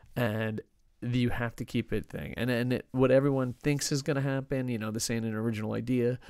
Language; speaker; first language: English; native; English